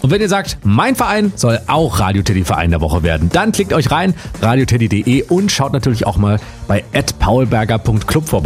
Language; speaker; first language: German; native; German